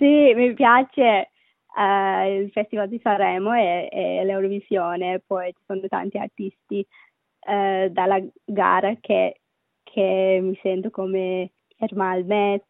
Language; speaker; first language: Italian; non-native, fluent; Sinhala